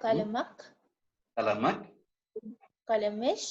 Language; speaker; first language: Arabic; non-native, learner; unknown